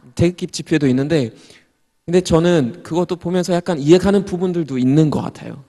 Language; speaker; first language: Korean; non-native, fluent; German